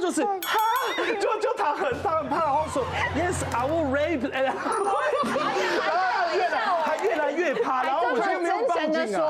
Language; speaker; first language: Chinese; non-native, fluent; French